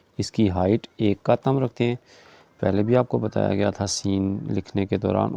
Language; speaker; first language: Urdu; non-native, local second language; Punjabi